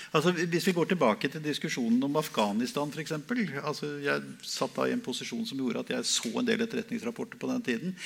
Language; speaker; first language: Norwegian; native; Norwegian